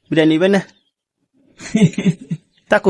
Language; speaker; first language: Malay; non-native, learner; Bangla